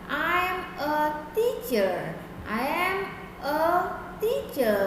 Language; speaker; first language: English; non-native, fluent; Indonesian